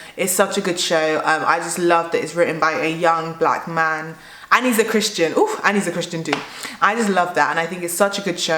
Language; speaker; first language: English; native; English